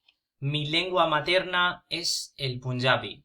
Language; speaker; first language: Spanish; non-native, fluent; Punjabi